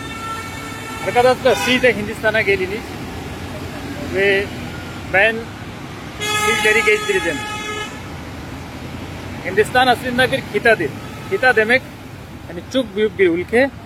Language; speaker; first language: Turkish; non-native, fluent; Hindi